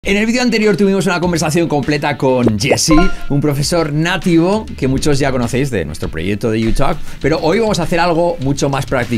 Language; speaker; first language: Spanish; native; Spanish